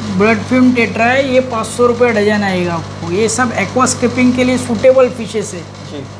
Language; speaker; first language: Hindi; native; Hindi